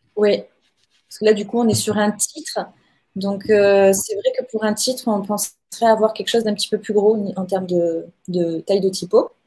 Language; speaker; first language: French; native; French